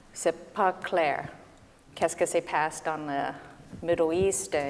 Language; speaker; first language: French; non-native, learner; English